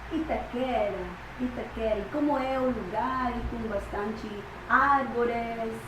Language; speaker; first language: Portuguese; non-native, fluent; Spanish